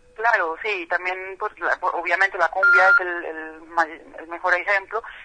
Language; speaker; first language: Spanish; non-native, fluent; Dutch